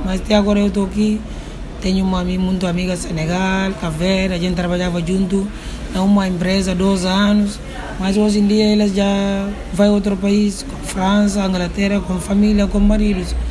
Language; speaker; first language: Portuguese; non-native, learner; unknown